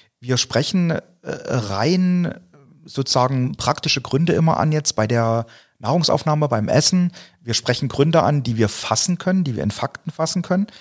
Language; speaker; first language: German; native; German